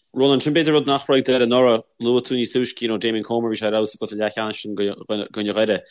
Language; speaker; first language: Irish; native; Irish